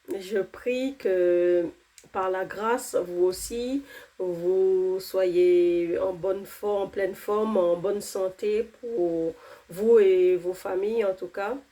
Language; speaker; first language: French; non-native, local second language; Haitian Creole